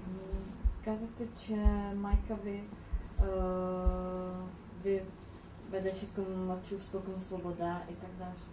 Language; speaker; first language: Bulgarian; non-native, fluent; Czech